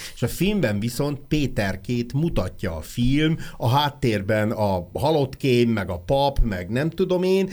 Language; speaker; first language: Hungarian; native; Hungarian